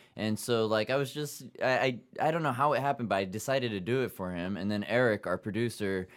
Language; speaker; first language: English; early bilingual, other home language; Japanese